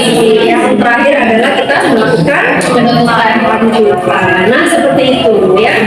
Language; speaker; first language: Indonesian; native; Indonesian